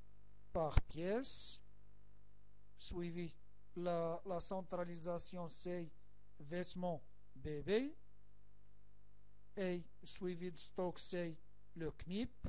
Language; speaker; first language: French; non-native, local second language; Arabic